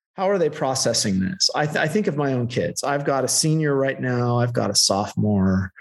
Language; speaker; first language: English; native; English